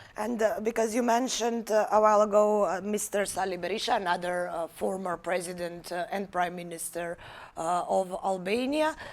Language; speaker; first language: English; non-native, fluent; Macedonian